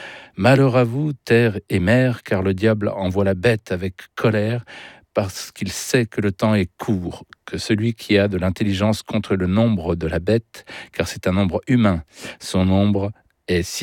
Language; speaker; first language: French; native; French